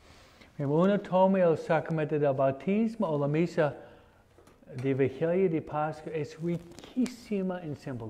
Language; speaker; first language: Spanish; non-native, fluent; English